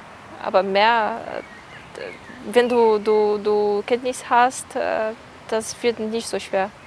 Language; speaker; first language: German; non-native, fluent; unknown